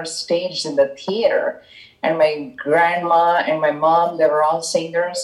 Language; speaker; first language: English; non-native, local second language; Tamil